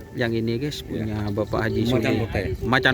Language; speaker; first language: Malay; native; Malay